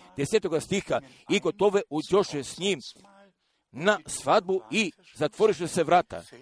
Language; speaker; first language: Croatian; early bilingual, heritage; Croatian